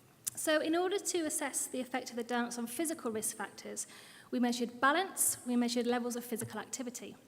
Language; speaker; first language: English; native; English